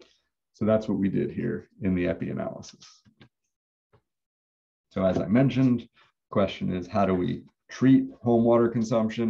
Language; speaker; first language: English; native; English